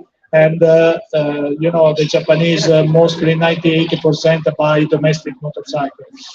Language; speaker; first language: English; non-native, fluent; Italian